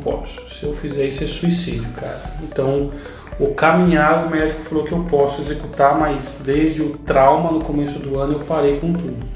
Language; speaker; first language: Portuguese; native; Portuguese